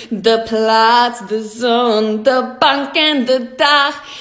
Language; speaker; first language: Dutch; non-native, learner; English